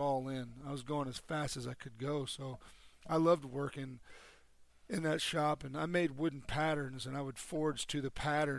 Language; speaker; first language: English; native; English